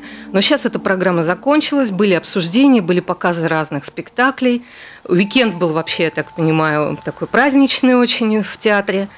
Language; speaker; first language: Russian; native; Russian